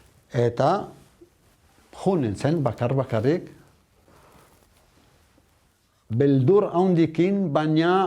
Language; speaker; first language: Basque; non-native, fluent; Arabic